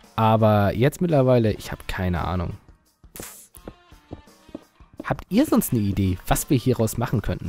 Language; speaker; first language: German; native; German